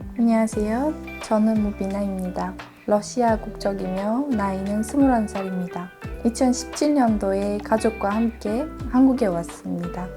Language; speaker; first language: Korean; early bilingual, other home language; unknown